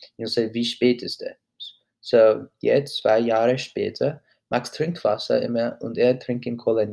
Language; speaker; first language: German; non-native, learner; English